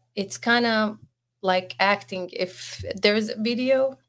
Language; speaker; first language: English; non-native, fluent; Arabic